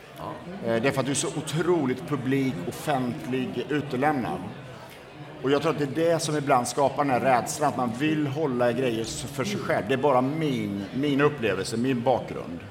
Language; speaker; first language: Swedish; native; Swedish